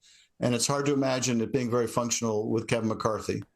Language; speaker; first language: English; native; English